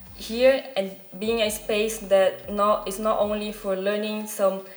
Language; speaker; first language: English; non-native, fluent; Portuguese